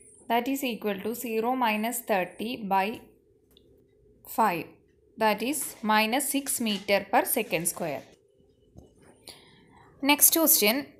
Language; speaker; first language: English; non-native, local second language; Malayalam